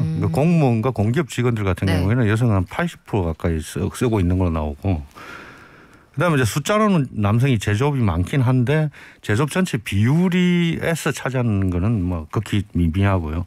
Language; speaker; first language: Korean; native; Korean